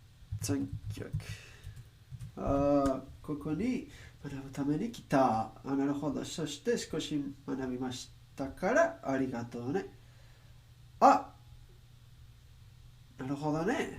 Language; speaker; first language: Japanese; non-native, learner; Spanish